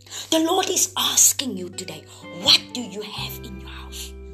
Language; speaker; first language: English; non-native, local second language; Afrikaans